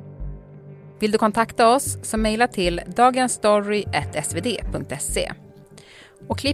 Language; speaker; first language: Swedish; native; Swedish